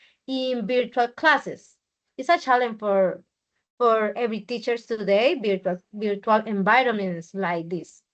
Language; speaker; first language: English; non-native, learner; Spanish